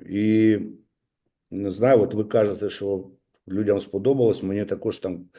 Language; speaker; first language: Ukrainian; native; Ukrainian